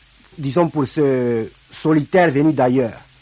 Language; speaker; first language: French; non-native, fluent; Romanian